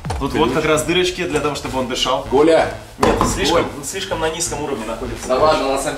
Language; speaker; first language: Russian; native; Russian